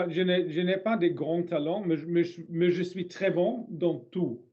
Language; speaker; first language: French; non-native, learner; English